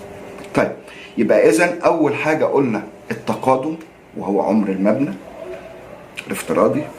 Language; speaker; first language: Arabic; native; Arabic